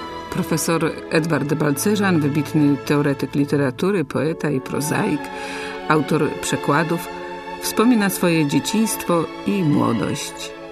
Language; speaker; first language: Polish; native; Polish